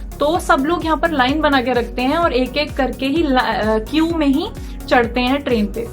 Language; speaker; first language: Hindi; native; Hindi